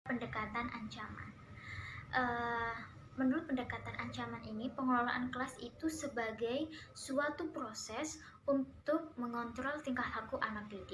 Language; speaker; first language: Indonesian; native; Indonesian